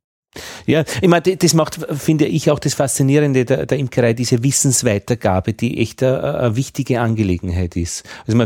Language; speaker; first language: German; native; German